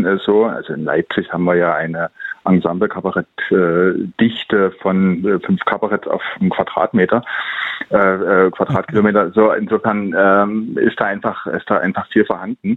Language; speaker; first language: German; native; German